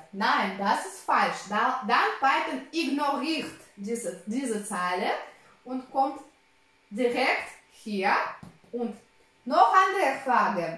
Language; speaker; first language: German; non-native, fluent; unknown